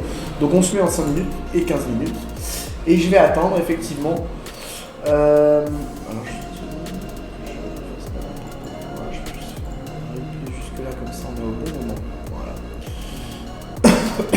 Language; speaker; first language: French; native; French